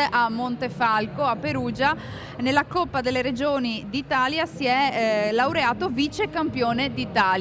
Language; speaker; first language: Italian; native; Italian